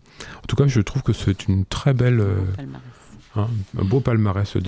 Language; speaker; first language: French; native; French